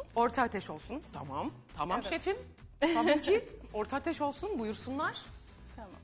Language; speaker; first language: Turkish; native; Turkish